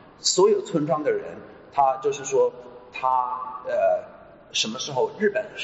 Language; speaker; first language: Chinese; non-native, fluent; English